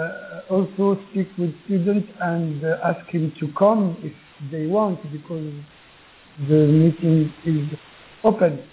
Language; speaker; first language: English; non-native, learner; Arabic